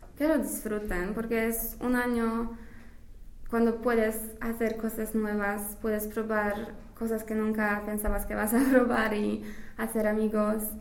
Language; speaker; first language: Spanish; non-native, fluent; English